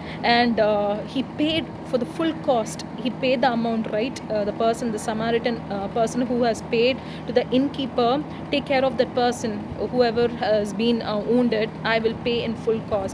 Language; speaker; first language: English; non-native, local second language; Tamil